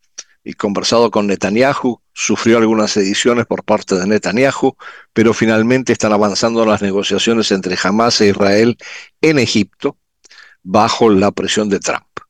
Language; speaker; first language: Spanish; native; Spanish